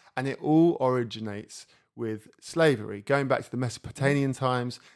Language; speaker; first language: English; native; English